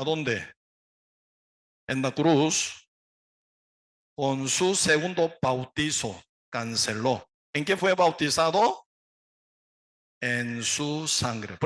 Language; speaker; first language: Spanish; non-native, learner; Korean